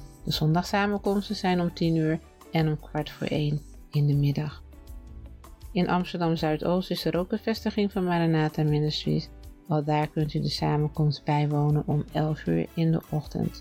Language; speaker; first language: Dutch; native; Dutch